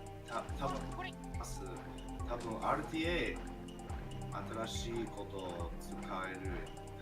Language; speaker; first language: Japanese; non-native, learner; English